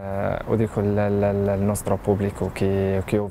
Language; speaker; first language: Italian; non-native, learner; Arabic